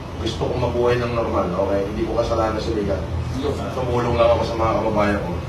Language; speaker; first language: Filipino; native; Filipino